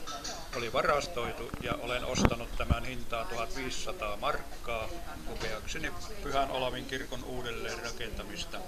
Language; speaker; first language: Finnish; native; Finnish